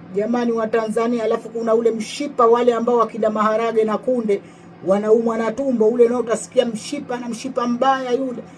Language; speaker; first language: Swahili; native; Swahili